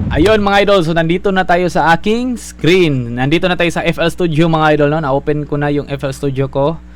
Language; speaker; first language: Filipino; non-native, local second language; Cebuano